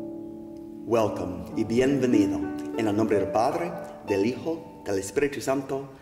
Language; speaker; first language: Spanish; non-native, learner; English